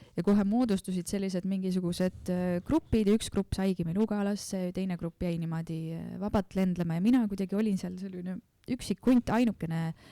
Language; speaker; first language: Estonian; native; Estonian